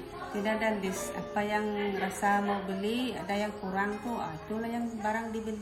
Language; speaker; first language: Malay; native; Malay